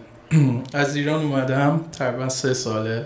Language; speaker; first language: Persian; native; Persian